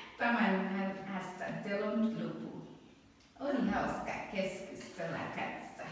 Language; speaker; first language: Finnish; non-native, learner; Akan